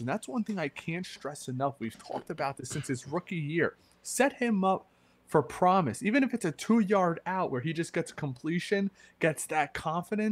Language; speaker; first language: English; native; English